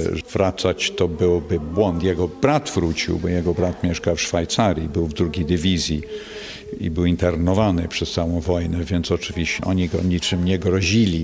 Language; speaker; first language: Polish; early bilingual, heritage; English